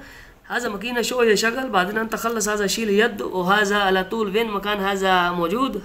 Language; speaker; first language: Arabic; non-native, learner; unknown